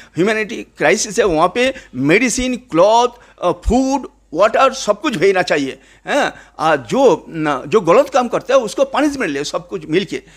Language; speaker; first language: Hindi; non-native, local second language; Bangla